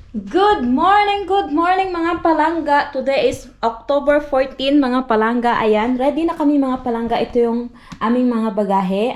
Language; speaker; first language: Filipino; non-native, local second language; Cebuano